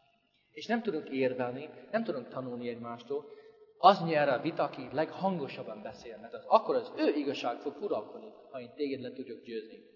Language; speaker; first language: Hungarian; non-native, fluent; English